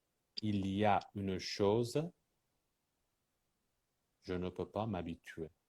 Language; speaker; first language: French; non-native, fluent; Persian